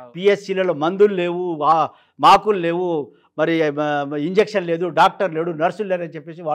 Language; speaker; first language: Telugu; non-native, local second language; Lambadi